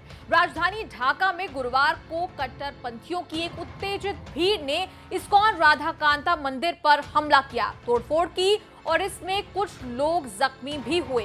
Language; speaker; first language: Hindi; native; Hindi